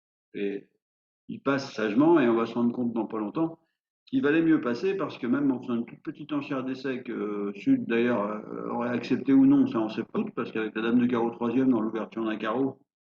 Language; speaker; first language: French; native; French